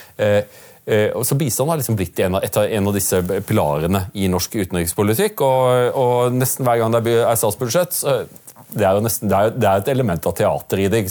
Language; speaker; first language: Norwegian; native; Norwegian